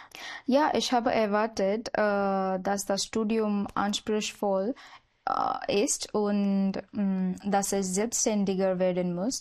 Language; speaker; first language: German; non-native, learner; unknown